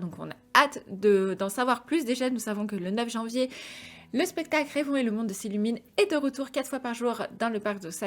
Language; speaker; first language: French; native; French